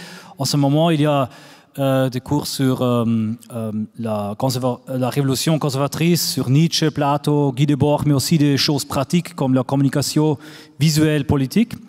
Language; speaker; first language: French; non-native, fluent; German